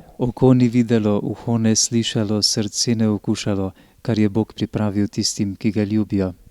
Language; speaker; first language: Slovenian; native; Slovenian